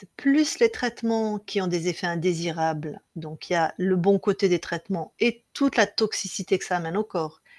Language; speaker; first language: French; native; French